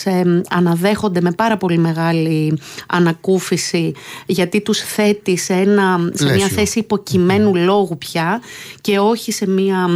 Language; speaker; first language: Greek; native; Greek